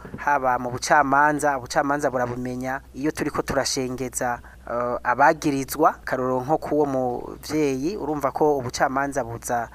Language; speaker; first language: Kinyarwanda; native; Kinyarwanda